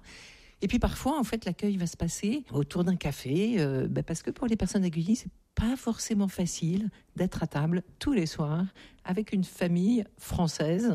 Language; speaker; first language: French; native; French